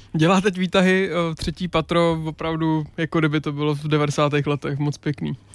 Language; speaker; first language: Czech; native; Czech